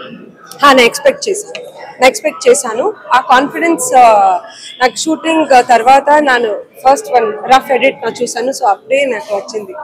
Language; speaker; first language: Telugu; non-native, learner; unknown